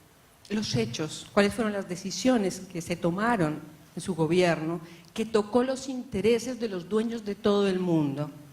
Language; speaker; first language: Spanish; native; Spanish